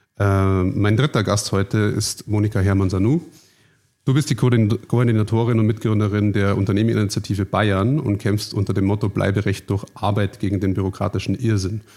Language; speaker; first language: German; native; German